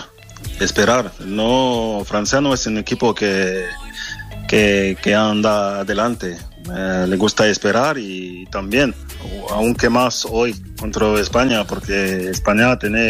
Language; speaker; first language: Spanish; non-native, fluent; French